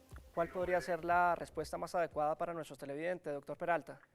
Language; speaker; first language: Spanish; native; Spanish